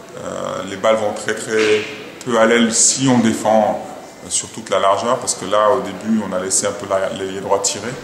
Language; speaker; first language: French; native; French